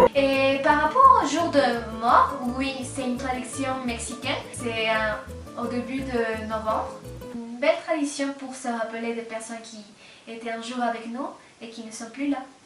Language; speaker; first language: French; non-native, fluent; Spanish